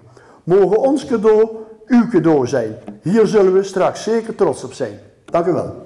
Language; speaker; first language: Dutch; native; Dutch